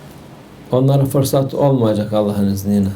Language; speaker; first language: Turkish; native; Turkish